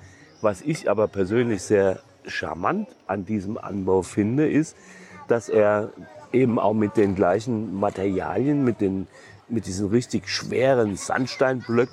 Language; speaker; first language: German; native; German